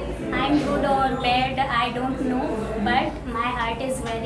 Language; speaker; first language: English; non-native, learner; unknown